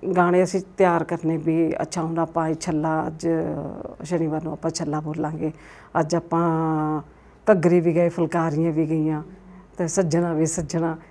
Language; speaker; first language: Punjabi; native; Punjabi